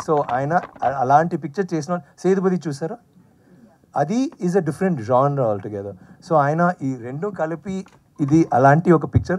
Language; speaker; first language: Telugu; non-native, learner; Tamil